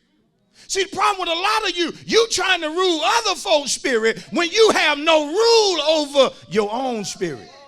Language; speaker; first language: English; native; English